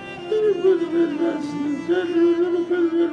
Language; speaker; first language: Spanish; non-native, learner; Arabic